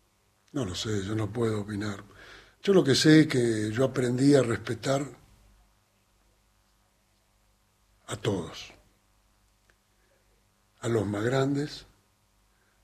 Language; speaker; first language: Spanish; native; Spanish